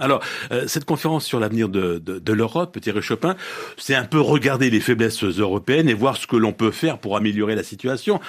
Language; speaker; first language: French; native; French